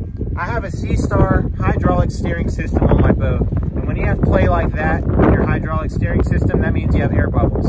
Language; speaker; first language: English; native; English